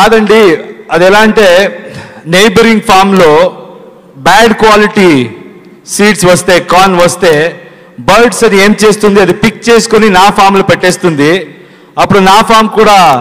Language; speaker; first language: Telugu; non-native, learner; Kannada